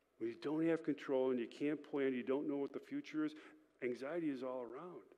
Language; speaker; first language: English; native; English